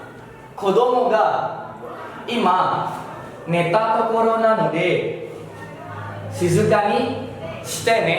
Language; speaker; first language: Japanese; non-native, fluent; Indonesian